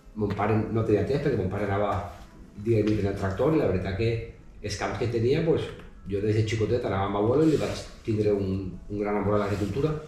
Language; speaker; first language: Spanish; non-native, local second language; Catalan